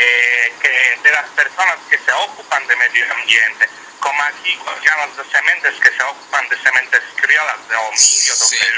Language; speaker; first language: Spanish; non-native, learner; Italian